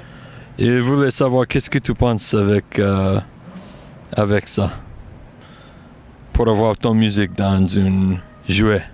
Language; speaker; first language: French; non-native, learner; English